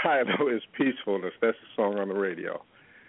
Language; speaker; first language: English; native; English